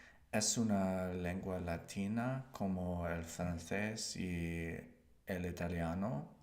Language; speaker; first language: Spanish; non-native, learner; English